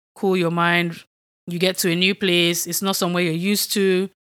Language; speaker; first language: English; non-native, local second language; Yoruba